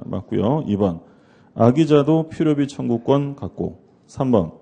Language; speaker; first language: Korean; native; Korean